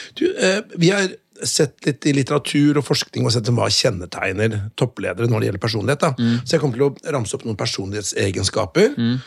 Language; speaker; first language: Norwegian; native; Norwegian